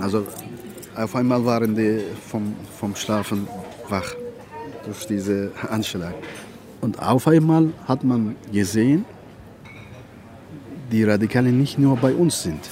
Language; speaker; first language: German; non-native, fluent; Turkish